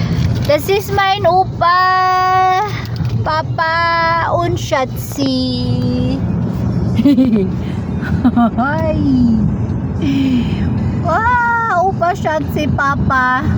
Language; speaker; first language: German; non-native, learner; Cebuano